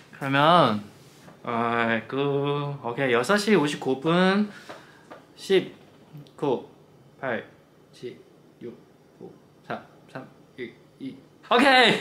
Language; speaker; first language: Korean; non-native, fluent; Chinese